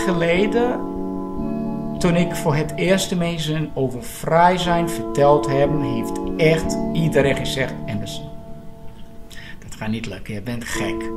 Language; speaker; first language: Dutch; non-native, fluent; Portuguese